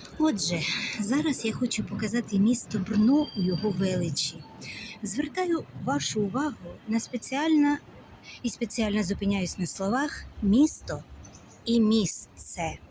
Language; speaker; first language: Ukrainian; non-native, local second language; Russian